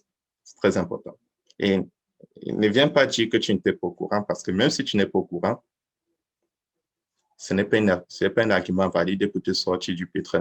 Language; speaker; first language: French; native; French